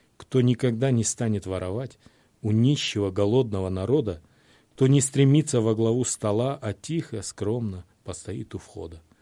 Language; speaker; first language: Kyrgyz; non-native, local second language; Uzbek